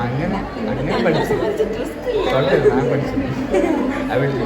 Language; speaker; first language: Malayalam; non-native, local second language; Kannada